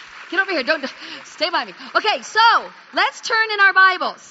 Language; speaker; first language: English; native; English